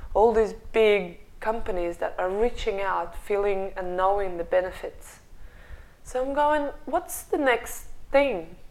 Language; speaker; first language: English; non-native, fluent; Russian